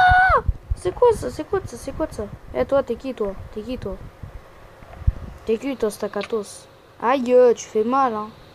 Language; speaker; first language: French; native; French